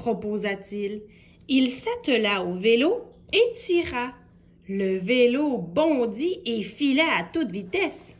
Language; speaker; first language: French; native; French